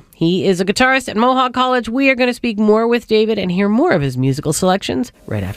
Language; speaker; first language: English; native; English